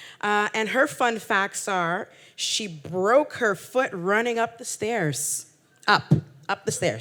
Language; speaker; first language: English; native; English